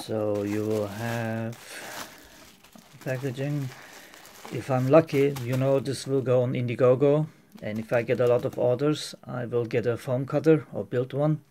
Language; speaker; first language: English; non-native, fluent; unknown